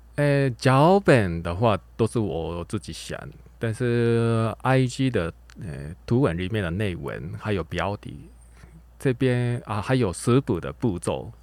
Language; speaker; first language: Chinese; non-native, fluent; Japanese